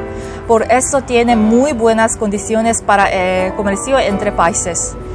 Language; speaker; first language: Spanish; non-native, fluent; Korean